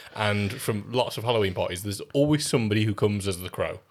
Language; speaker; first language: English; early bilingual, other home language; Urdu